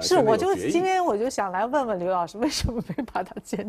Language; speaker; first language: Chinese; native; Chinese